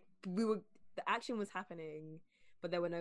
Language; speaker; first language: English; native; English